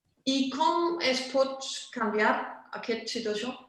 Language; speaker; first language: Catalan; non-native, fluent; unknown